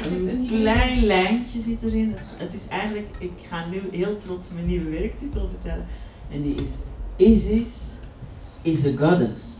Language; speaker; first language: Dutch; native; Dutch